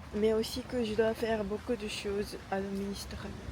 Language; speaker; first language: French; non-native, learner; Japanese